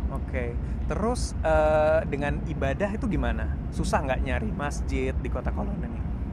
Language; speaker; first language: Indonesian; native; Indonesian